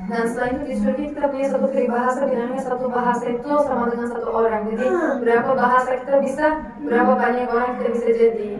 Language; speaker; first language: Indonesian; non-native, fluent; Turkish